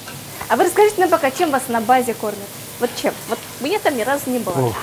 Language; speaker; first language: Russian; native; Russian